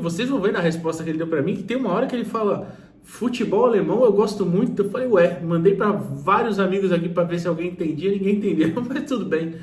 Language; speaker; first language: Portuguese; native; Portuguese